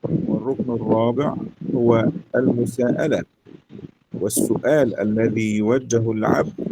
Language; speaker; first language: Arabic; native; Arabic